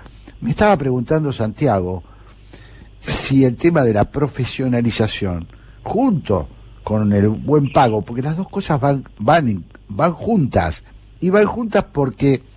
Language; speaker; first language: Spanish; native; Spanish